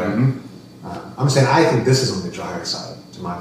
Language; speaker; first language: English; native; English